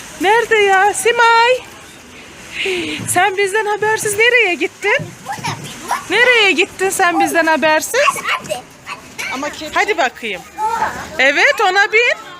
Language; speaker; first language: Turkish; native; Turkish